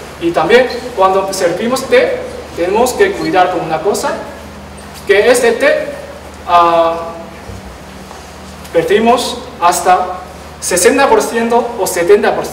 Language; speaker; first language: Spanish; non-native, learner; Chinese